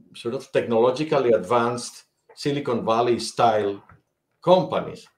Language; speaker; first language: English; non-native, fluent; Spanish